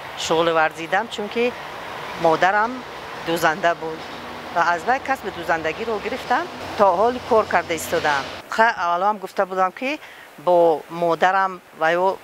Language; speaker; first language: Tajik; non-native, local second language; Shughni